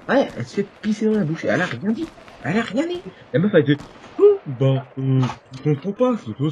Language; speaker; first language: French; native; French